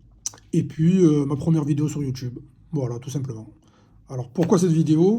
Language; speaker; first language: French; native; French